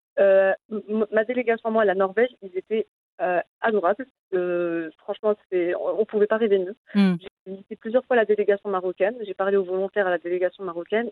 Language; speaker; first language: French; non-native, local second language; Arabic